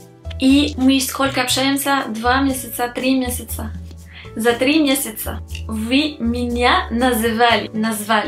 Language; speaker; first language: Russian; non-native, fluent; French